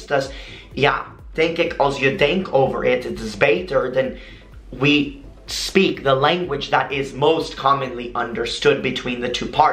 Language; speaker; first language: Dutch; non-native, learner; Spanish